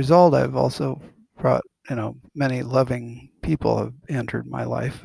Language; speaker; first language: English; native; English